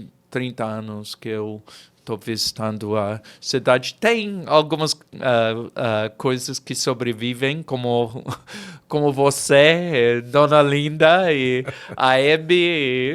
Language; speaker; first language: Portuguese; non-native, fluent; English